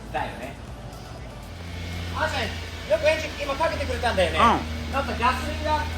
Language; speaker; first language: Japanese; non-native, fluent; English